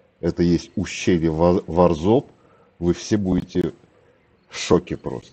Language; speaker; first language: Russian; native; Russian